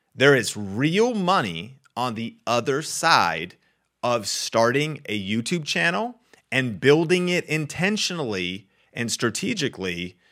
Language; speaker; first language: English; native; English